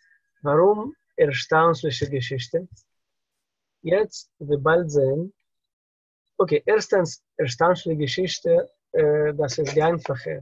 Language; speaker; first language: German; non-native, learner; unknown